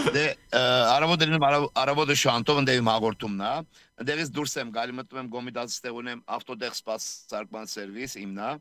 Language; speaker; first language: Armenian; native; Armenian